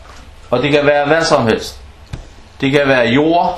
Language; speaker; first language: Danish; early bilingual, other home language; Arabic